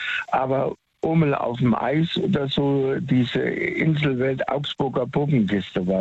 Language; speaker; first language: German; native; German